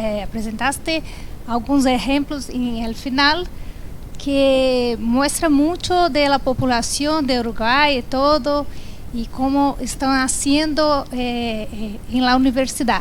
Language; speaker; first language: Spanish; non-native, learner; Portuguese